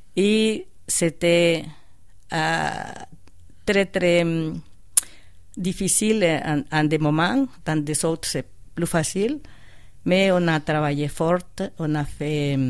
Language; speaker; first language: French; non-native, fluent; Spanish